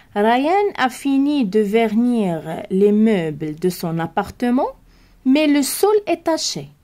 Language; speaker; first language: French; non-native, local second language; Arabic